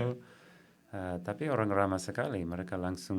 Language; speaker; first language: Indonesian; non-native, fluent; English